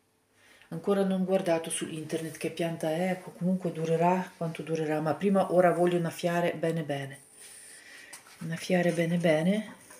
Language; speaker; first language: Italian; non-native, learner; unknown